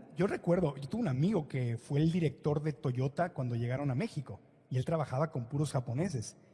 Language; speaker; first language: Spanish; native; Spanish